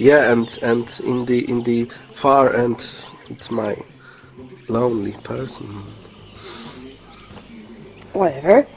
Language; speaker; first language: English; non-native, learner; Polish